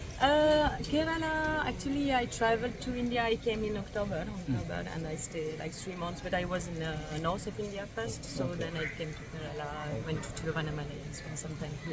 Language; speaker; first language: English; non-native, learner; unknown